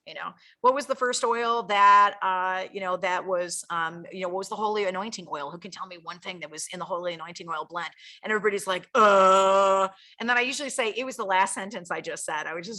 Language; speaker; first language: English; native; English